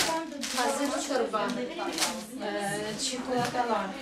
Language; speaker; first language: Turkish; non-native, fluent; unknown